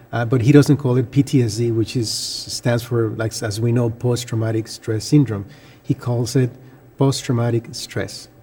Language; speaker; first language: English; non-native, fluent; Spanish